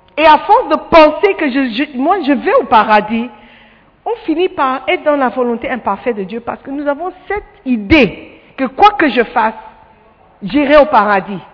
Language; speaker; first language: French; non-native, fluent; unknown